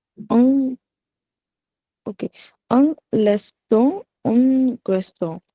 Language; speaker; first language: French; non-native, learner; Punjabi